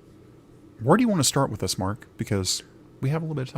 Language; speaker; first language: English; native; English